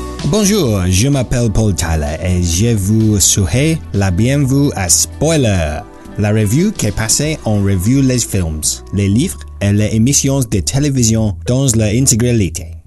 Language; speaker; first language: French; non-native, learner; English